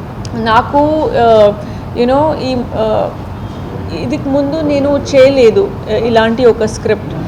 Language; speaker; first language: Telugu; non-native, fluent; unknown